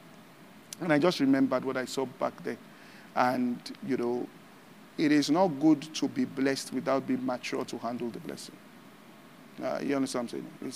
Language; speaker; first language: English; non-native, local second language; Yoruba